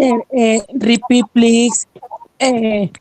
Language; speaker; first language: English; non-native, learner; Spanish